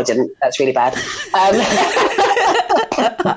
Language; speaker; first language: English; native; English